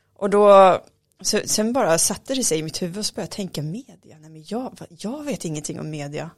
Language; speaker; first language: Swedish; early bilingual, other home language; Arabic